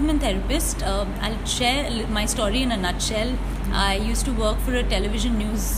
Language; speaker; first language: English; non-native, local second language; Bangla